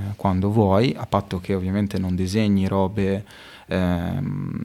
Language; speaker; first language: Italian; native; Italian